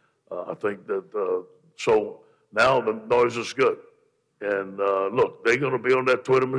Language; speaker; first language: English; native; English